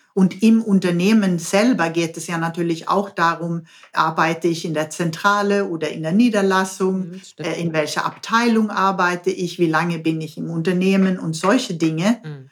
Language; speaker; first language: German; non-native, fluent; Swedish